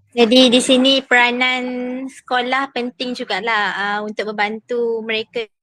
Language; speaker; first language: Malay; native; Malay